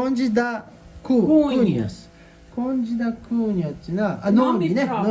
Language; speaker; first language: Portuguese; non-native, learner; Japanese